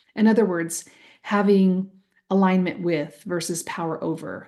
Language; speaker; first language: English; native; English